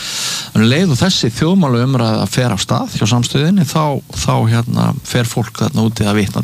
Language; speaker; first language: Icelandic; native; Icelandic